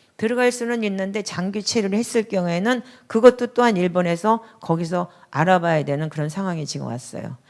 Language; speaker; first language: Korean; native; Korean